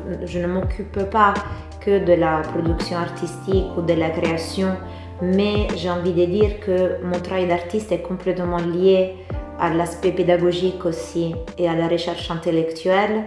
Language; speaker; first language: French; non-native, fluent; Italian